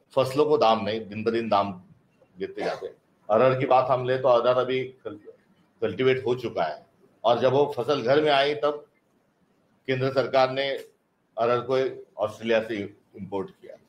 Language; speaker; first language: Hindi; non-native, local second language; Marathi